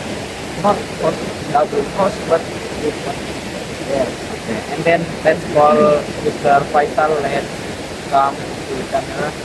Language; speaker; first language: English; non-native, learner; Indonesian